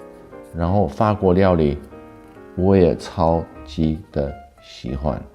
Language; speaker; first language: Chinese; non-native, fluent; Dutch